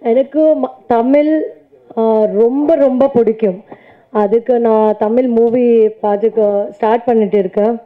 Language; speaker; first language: Tamil; non-native, learner; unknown